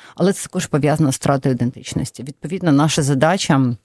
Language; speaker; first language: Ukrainian; non-native, local second language; Russian